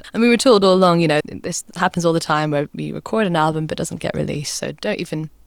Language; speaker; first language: English; native; English